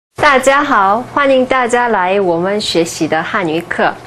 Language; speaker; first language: Chinese; non-native, fluent; Korean